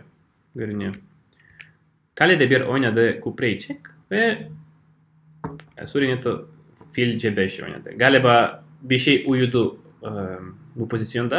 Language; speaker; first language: Turkish; non-native, fluent; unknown